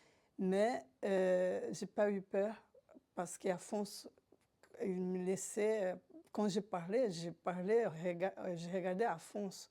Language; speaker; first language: French; non-native, fluent; Portuguese